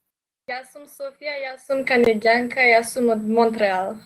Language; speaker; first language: Macedonian; non-native, learner; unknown